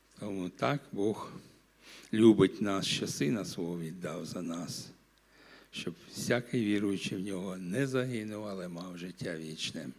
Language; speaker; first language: Ukrainian; non-native, local second language; Russian